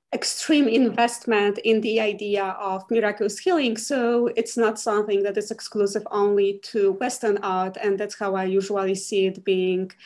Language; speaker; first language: English; non-native, fluent; Polish